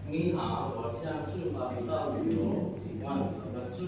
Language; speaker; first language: Chinese; non-native, learner; Indonesian